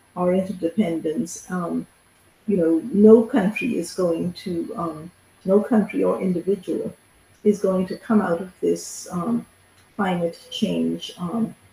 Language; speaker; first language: English; native; English